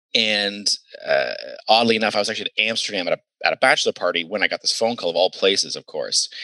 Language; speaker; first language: English; native; English